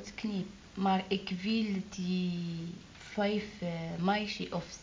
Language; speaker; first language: Dutch; non-native, learner; Arabic